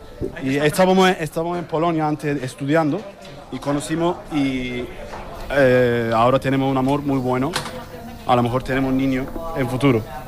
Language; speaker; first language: Spanish; non-native, learner; Turkish